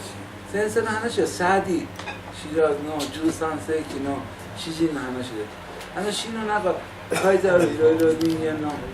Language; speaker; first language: Japanese; non-native, learner; Persian